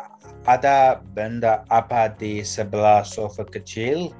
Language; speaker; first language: Indonesian; non-native, learner; English